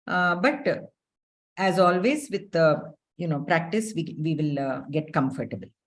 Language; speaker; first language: English; non-native, local second language; Telugu